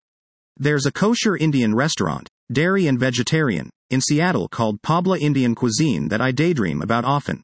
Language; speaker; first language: English; early bilingual, other home language; Persian